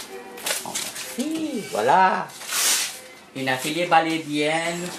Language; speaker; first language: French; non-native, learner; Romanian